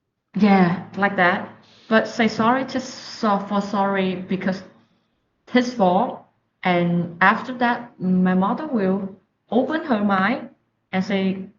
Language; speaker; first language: English; non-native, learner; Vietnamese